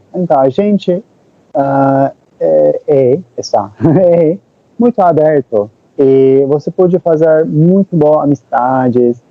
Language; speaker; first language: Portuguese; non-native, learner; Turkish